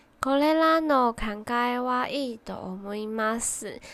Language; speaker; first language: Japanese; non-native, learner; Chinese